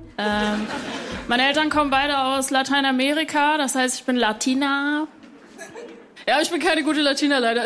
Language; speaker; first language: German; early bilingual, other home language; Spanish